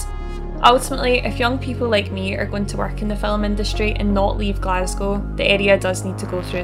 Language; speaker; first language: English; native; English